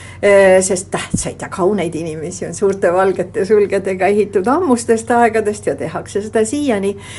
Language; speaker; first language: Estonian; native; Estonian